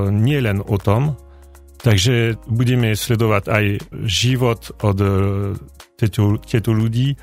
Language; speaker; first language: Slovak; non-native, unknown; French